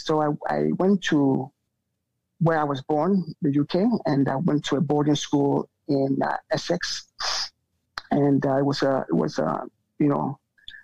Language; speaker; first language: English; non-native, local second language; Akan